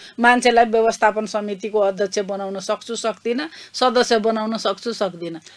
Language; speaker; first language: Nepali; native; Nepali